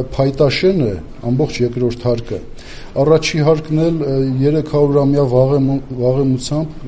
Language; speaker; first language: Armenian; native; Armenian